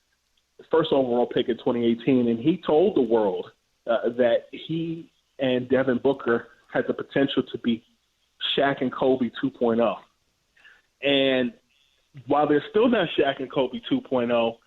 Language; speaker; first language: English; native; English